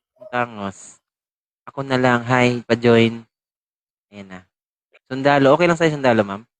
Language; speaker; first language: Filipino; native; Filipino